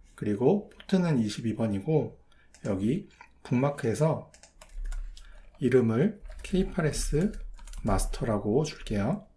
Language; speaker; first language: Korean; native; Korean